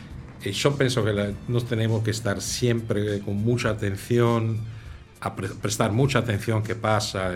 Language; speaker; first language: Spanish; non-native, fluent; Italian